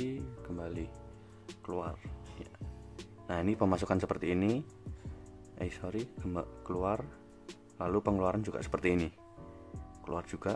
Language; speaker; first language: Indonesian; native; Indonesian